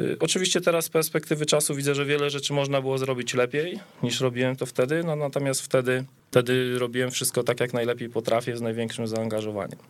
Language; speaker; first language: Polish; native; Polish